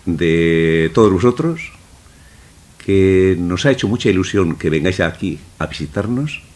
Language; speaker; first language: Spanish; non-native, local second language; Basque